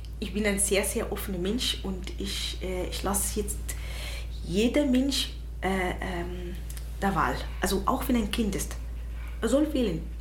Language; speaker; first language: German; non-native, fluent; Arabic